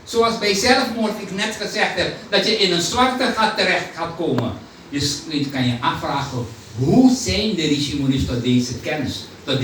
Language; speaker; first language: Dutch; non-native, local second language; Hindi